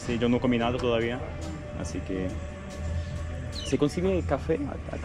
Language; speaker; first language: Spanish; non-native, fluent; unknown